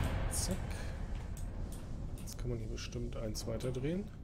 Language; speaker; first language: German; native; German